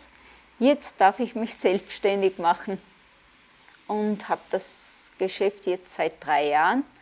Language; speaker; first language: German; early bilingual, other home language; Turkish